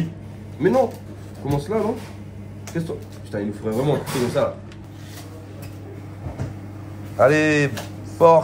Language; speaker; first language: French; native; French